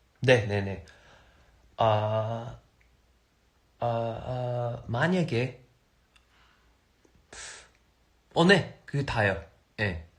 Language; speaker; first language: Korean; non-native, fluent; English